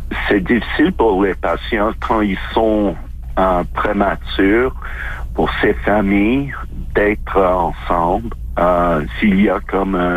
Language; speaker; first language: French; non-native, local second language; English